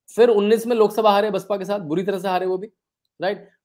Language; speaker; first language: Hindi; native; Hindi